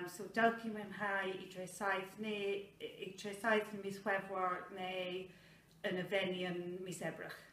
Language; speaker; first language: Welsh; non-native, learner; English